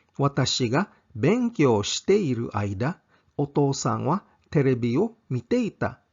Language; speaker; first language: Japanese; non-native, fluent; English